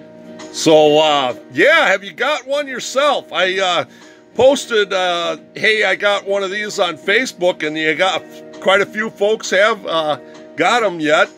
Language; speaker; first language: English; native; English